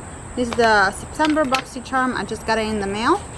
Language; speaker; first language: English; non-native, fluent; Italian